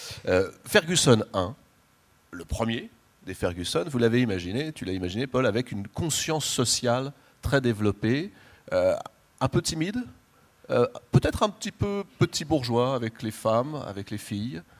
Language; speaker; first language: French; native; French